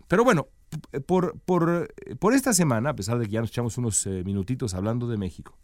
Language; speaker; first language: Spanish; native; Spanish